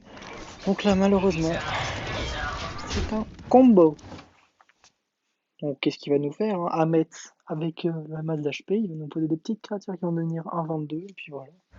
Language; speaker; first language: French; native; French